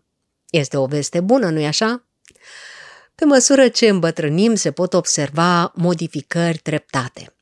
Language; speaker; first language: Romanian; native; Romanian